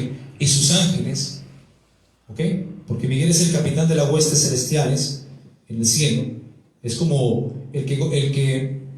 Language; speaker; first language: Spanish; native; Spanish